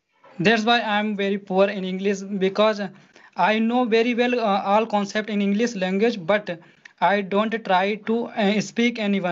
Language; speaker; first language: English; non-native, learner; Hindi